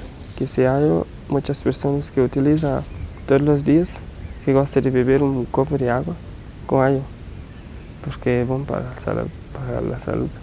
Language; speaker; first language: Portuguese; non-native, local second language; Kabuverdianu